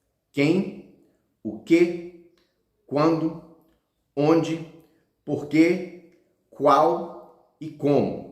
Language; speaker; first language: Portuguese; early bilingual, heritage; Portuguese